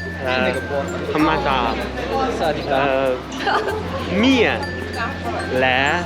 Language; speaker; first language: Thai; non-native, learner; Chinese